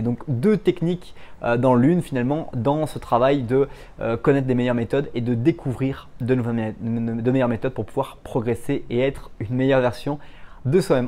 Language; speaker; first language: French; native; French